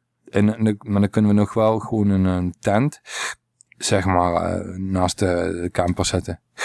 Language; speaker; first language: Dutch; native; Dutch